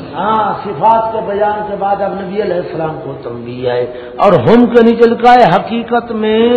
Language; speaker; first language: Urdu; non-native, local second language; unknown